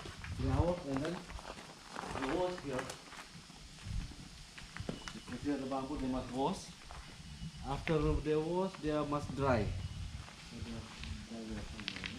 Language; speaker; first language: English; non-native, learner; Indonesian